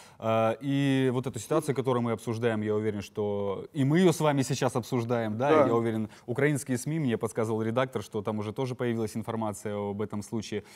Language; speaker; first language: Russian; native; Russian